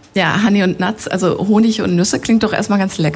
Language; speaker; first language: German; native; German